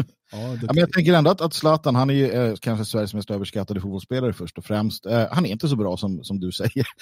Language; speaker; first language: Swedish; native; Swedish